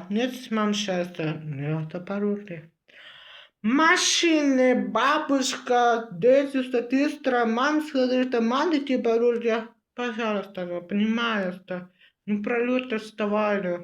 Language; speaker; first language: Russian; non-native, learner; Uzbek